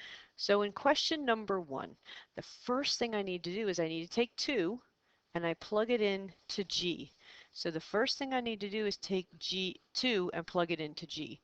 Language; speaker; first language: English; native; English